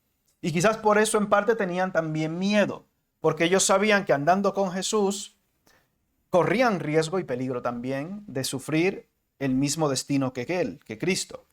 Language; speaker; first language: Spanish; native; Spanish